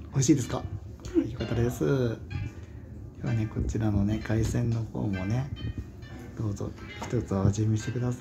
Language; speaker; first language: Japanese; native; Japanese